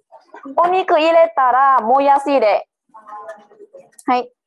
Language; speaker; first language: Japanese; non-native, learner; Vietnamese